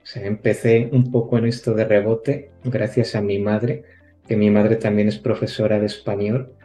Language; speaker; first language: Spanish; native; Spanish